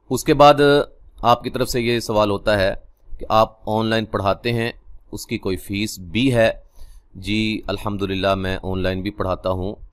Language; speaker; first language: Urdu; native; Urdu